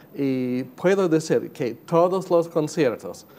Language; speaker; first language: Spanish; non-native, fluent; English